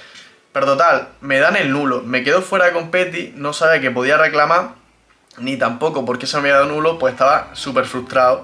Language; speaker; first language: Spanish; native; Spanish